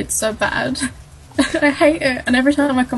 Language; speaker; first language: English; native; English